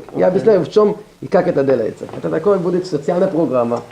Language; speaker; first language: Russian; non-native, learner; Hebrew